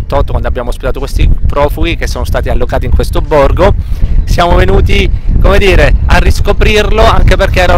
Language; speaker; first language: Italian; native; Italian